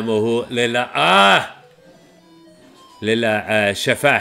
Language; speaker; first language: Arabic; non-native, learner; English